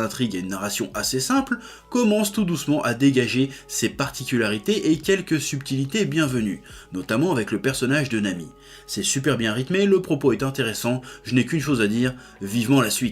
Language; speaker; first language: French; native; French